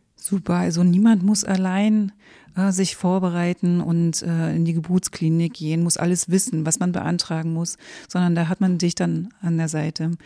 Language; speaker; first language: German; native; German